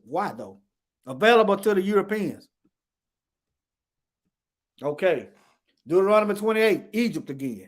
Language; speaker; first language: English; native; English